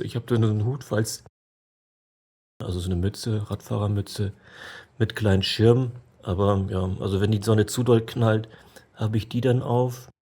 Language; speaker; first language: German; native; German